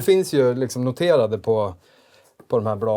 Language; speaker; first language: Swedish; native; Swedish